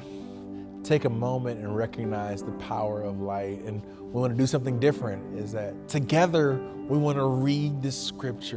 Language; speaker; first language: English; native; English